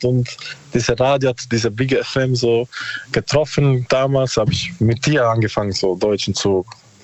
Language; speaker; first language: German; non-native, learner; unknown